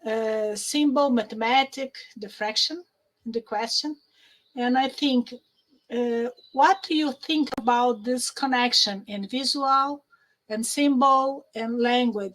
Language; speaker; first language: English; non-native, learner; Portuguese